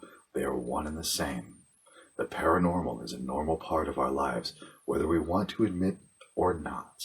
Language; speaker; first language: English; native; English